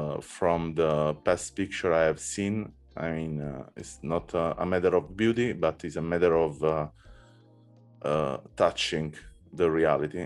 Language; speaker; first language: English; non-native, learner; Italian